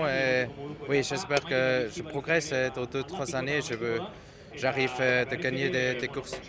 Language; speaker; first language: French; non-native, local second language; German